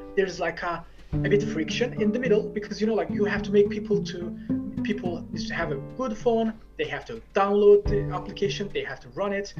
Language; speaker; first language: English; non-native, fluent; Turkish